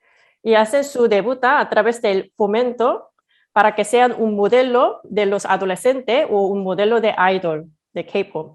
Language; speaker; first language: Spanish; non-native, fluent; Korean